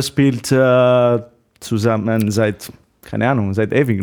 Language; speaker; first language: German; non-native, learner; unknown